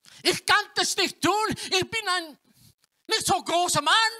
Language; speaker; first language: German; non-native, learner; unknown